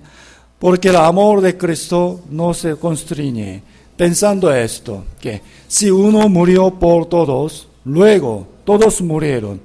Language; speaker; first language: Spanish; non-native, fluent; Korean